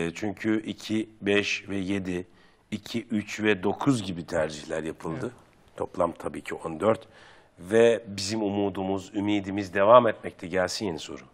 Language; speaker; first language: Turkish; native; Turkish